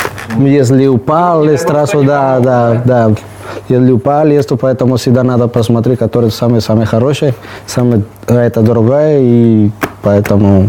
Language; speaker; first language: Russian; non-native, learner; Spanish